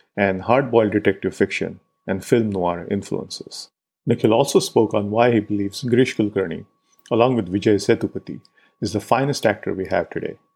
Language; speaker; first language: English; non-native, local second language; Marathi